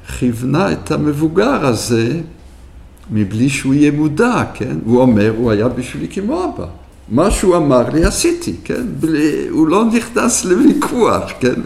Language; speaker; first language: Hebrew; early bilingual, other home language; French